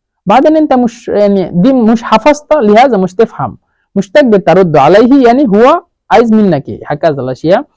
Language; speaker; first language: Arabic; non-native, fluent; Bangla